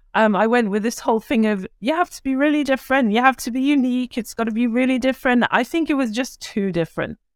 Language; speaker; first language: English; early bilingual, other home language; Turkish